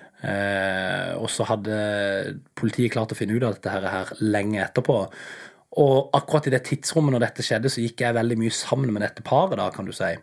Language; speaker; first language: Norwegian; native; Norwegian